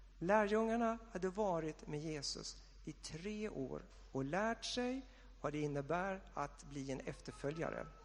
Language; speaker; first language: Swedish; native; Swedish